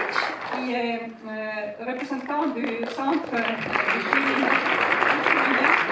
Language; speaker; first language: French; non-native, fluent; Estonian